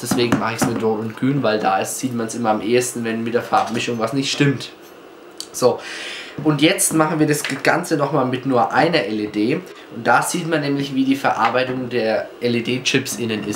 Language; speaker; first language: German; native; German